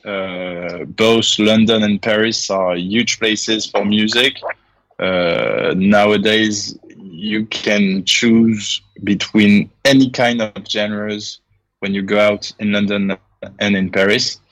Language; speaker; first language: English; non-native, fluent; French